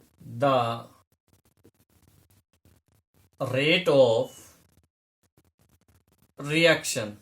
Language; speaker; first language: Hindi; native; Hindi